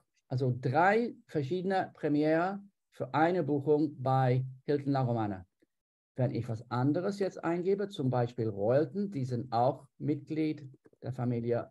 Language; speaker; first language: German; non-native, fluent; English